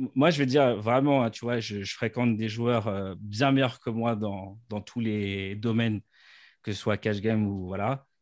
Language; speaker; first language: French; native; French